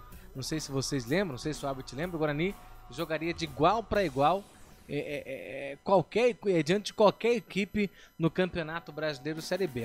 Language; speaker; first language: Portuguese; native; Portuguese